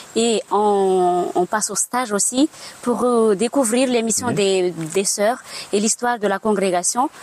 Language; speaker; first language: French; non-native, local second language; Malagasy